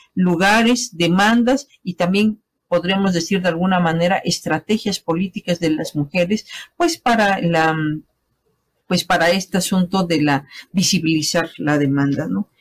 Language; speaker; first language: Spanish; native; Spanish